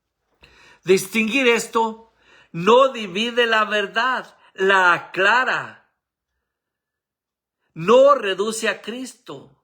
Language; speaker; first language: Spanish; native; Spanish